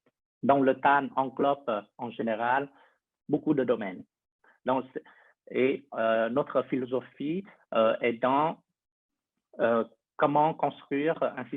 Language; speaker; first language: French; non-native, fluent; Vietnamese